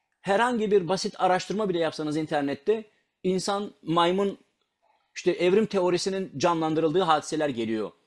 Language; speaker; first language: Turkish; non-native, local second language; Kurdish